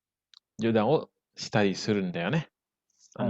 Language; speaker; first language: Japanese; non-native, fluent; Indonesian